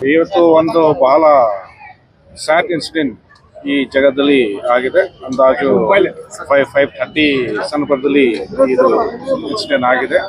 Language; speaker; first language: Kannada; non-native, fluent; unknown